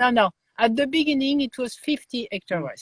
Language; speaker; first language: English; non-native, learner; French